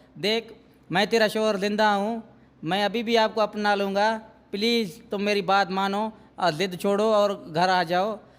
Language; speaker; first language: Urdu; non-native, local second language; Saraiki